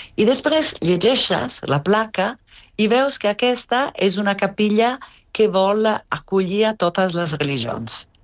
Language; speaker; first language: Catalan; non-native, fluent; Italian